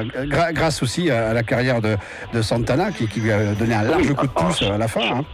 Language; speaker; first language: French; native; French